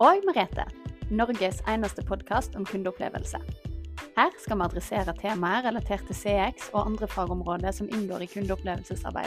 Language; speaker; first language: Norwegian; native; Norwegian